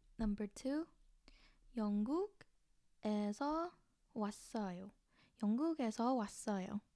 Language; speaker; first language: Korean; non-native, learner; English